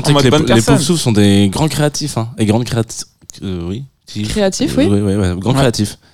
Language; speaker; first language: French; native; French